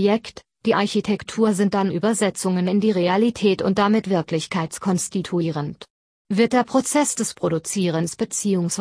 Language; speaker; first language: German; native; German